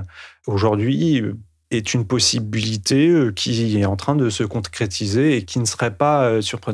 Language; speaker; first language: French; native; French